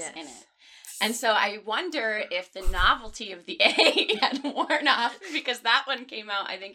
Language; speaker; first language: English; native; English